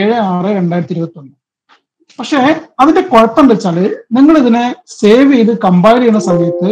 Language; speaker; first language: Malayalam; native; Malayalam